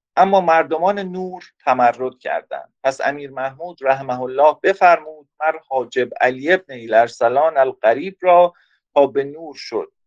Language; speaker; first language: Persian; native; Persian